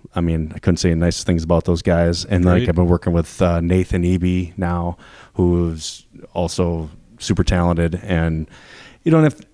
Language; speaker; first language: English; native; English